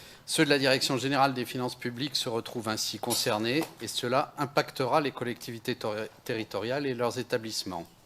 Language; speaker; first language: French; native; French